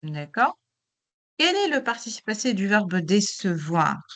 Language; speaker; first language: French; non-native, local second language; Arabic